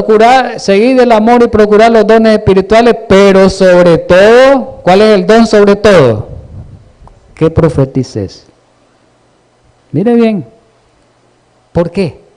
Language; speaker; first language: Spanish; native; Spanish